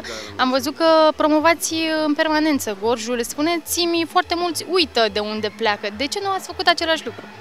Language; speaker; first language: Romanian; native; Romanian